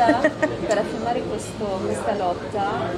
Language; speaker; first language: Italian; non-native, fluent; French